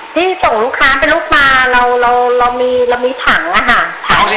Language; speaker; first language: Thai; native; Thai